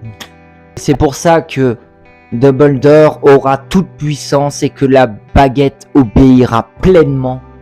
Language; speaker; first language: French; native; French